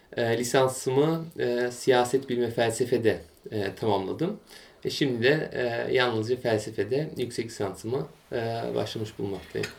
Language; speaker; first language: Turkish; early bilingual, heritage; Turkish